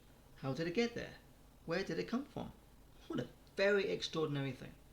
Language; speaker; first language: English; native; English